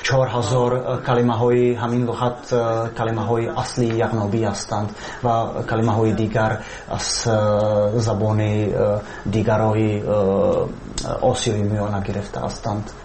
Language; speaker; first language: Persian; non-native, fluent; Slovak